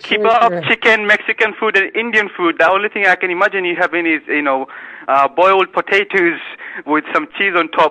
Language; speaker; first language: English; non-native, local second language; Bangla